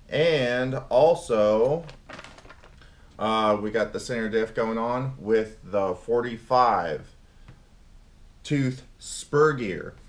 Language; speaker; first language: English; native; English